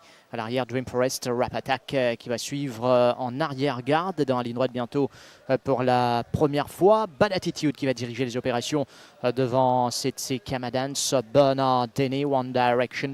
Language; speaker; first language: French; non-native, local second language; Morisyen